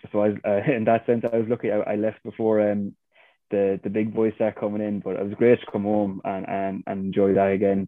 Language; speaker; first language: English; native; English